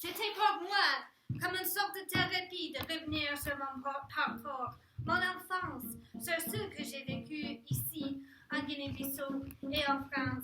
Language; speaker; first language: French; non-native, learner; English